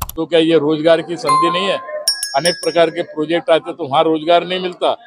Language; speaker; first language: Hindi; non-native, local second language; Marathi